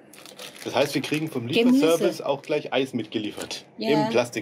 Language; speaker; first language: German; native; German